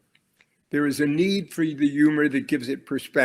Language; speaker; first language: English; native; English